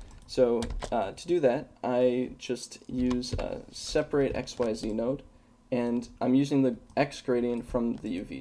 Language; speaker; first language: English; native; English